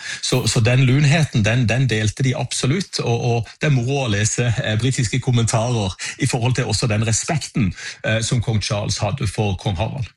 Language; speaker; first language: Norwegian; native; Norwegian